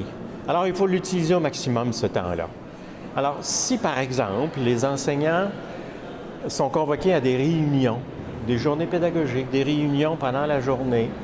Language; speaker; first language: French; native; French